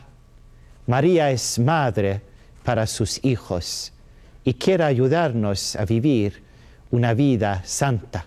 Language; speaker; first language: Spanish; non-native, learner; Swedish